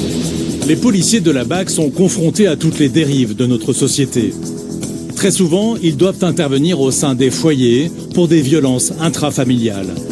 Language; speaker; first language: French; native; French